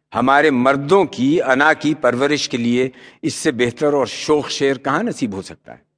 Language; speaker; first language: Urdu; native; Urdu